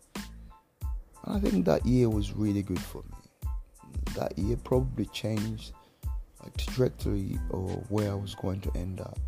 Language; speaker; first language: English; non-native, local second language; Nyanja